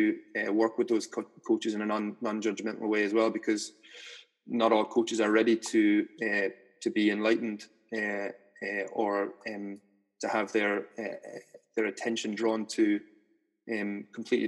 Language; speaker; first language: English; native; English